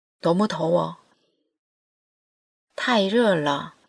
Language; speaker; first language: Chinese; non-native, fluent; Korean